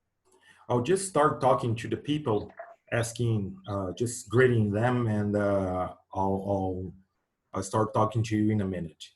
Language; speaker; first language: English; non-native, fluent; Portuguese